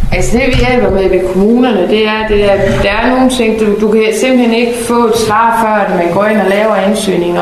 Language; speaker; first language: Danish; native; Danish